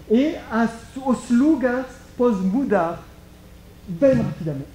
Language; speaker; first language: Portuguese; non-native, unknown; French